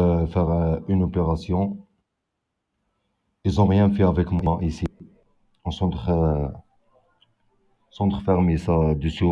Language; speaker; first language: French; non-native, local second language; Arabic